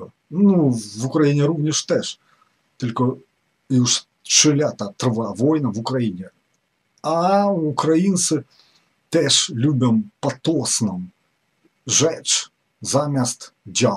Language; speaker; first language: Polish; non-native, fluent; Ukrainian